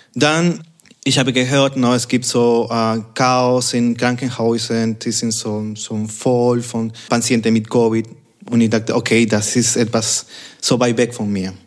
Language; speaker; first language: German; non-native, fluent; Spanish